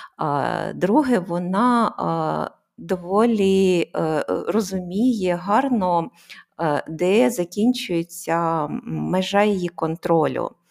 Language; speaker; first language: Ukrainian; non-native, local second language; Russian